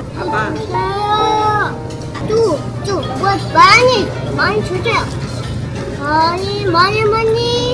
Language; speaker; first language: Korean; non-native, learner; Vietnamese